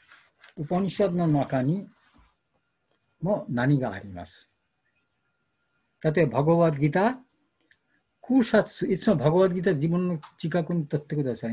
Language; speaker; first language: Japanese; non-native, learner; Bangla